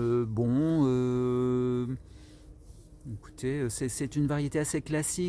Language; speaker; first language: French; native; French